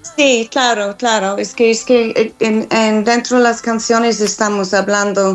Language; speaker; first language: Spanish; non-native, learner; English